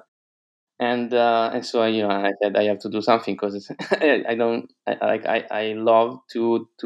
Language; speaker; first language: English; non-native, fluent; Italian